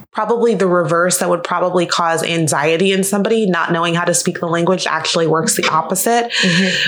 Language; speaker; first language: English; native; English